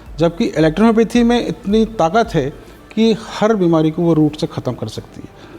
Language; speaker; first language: Hindi; native; Hindi